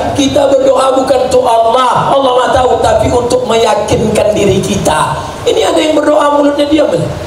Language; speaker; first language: Indonesian; native; Indonesian